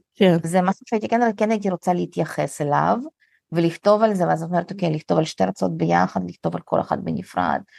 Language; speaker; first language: Hebrew; early bilingual, other home language; Russian